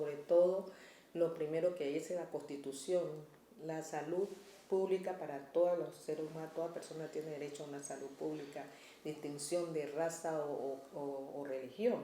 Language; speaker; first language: Spanish; native; Spanish